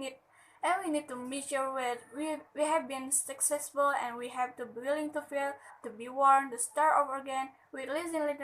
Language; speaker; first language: English; non-native, learner; Indonesian